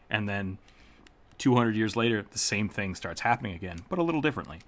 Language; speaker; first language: English; native; English